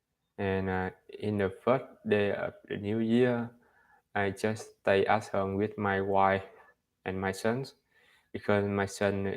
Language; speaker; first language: English; non-native, learner; Vietnamese